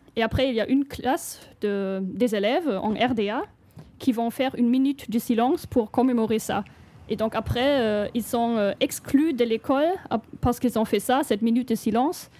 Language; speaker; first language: French; non-native, fluent; German